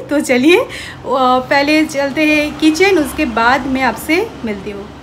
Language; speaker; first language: Hindi; non-native, local second language; Bangla